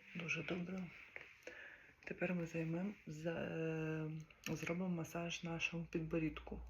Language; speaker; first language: Ukrainian; native; Ukrainian